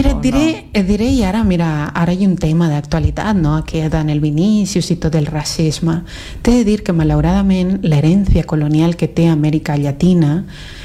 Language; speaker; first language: Catalan; non-native, fluent; Spanish